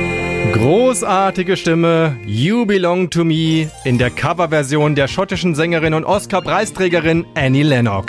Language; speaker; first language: German; native; German